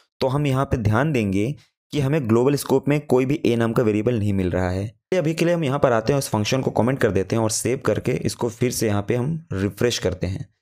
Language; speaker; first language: Hindi; native; Hindi